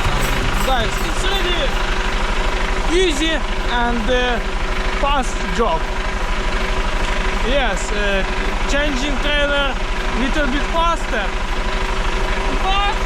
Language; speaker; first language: English; non-native, learner; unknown